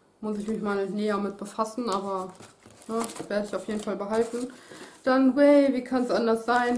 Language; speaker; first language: German; native; German